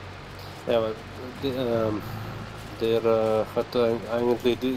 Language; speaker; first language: German; non-native, fluent; Slovenian